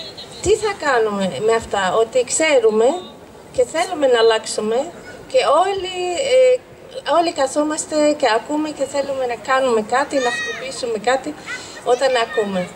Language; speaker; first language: Greek; non-native, fluent; Arabic